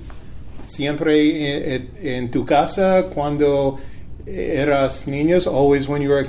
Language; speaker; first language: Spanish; non-native, learner; English